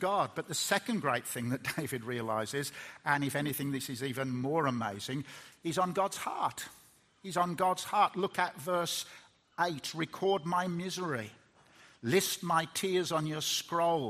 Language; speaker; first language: English; native; English